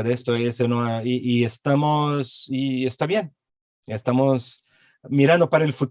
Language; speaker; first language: Spanish; non-native, fluent; Portuguese